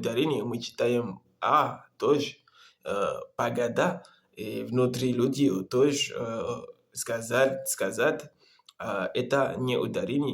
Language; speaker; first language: Russian; non-native, learner; Comorian